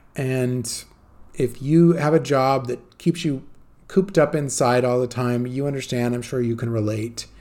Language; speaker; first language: English; native; English